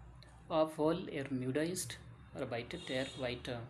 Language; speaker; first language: German; non-native, learner; Hindi